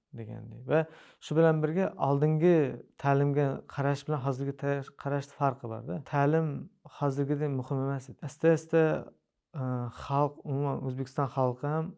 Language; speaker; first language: Uzbek; native; Uzbek